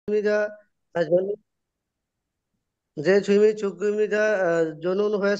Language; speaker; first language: Korean; non-native, learner; Bangla